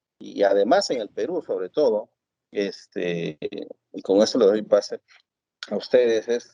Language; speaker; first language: Spanish; native; Spanish